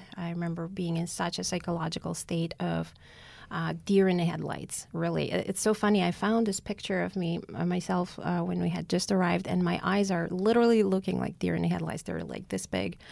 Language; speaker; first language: English; non-native, fluent; Armenian